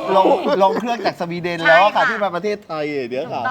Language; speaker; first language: Thai; native; Thai